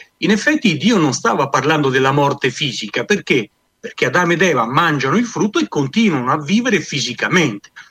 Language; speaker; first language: Italian; native; Italian